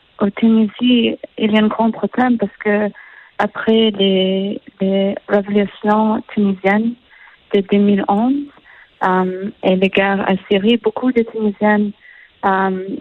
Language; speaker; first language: French; non-native, learner; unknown